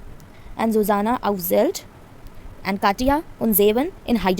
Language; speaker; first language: German; non-native, fluent; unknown